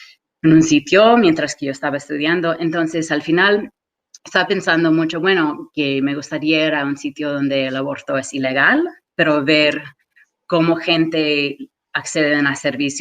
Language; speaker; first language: Spanish; non-native, fluent; English